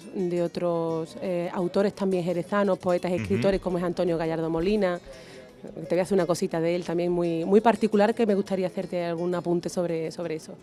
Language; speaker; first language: Spanish; native; Spanish